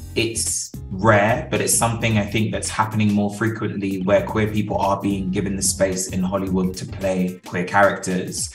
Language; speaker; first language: English; native; English